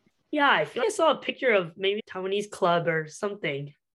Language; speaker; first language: English; early bilingual, other home language; Chinese